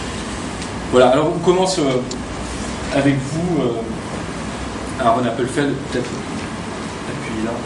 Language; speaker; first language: French; native; French